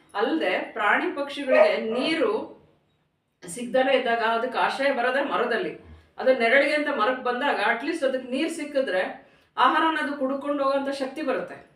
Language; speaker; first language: Kannada; native; Kannada